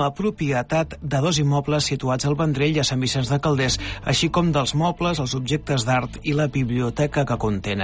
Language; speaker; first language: Catalan; native; Catalan